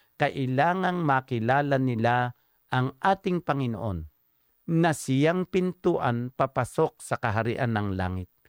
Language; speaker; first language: Filipino; native; Filipino